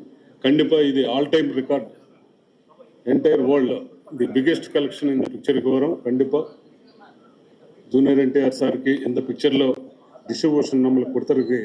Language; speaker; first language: Tamil; non-native, learner; Telugu